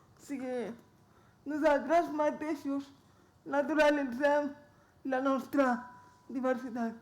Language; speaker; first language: Catalan; non-native, local second language; Spanish